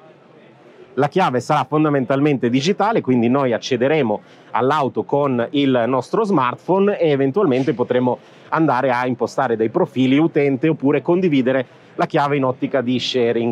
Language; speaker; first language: Italian; native; Italian